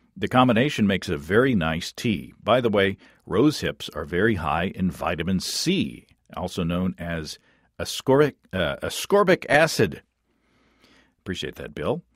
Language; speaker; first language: English; native; English